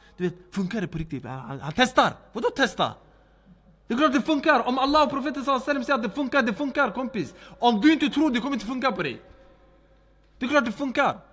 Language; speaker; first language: Swedish; early bilingual, other home language; Arabic